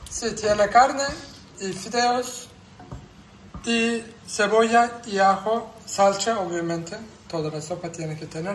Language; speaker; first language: Spanish; non-native, fluent; Turkish